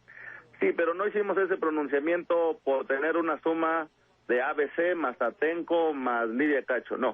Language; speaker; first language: Spanish; native; Spanish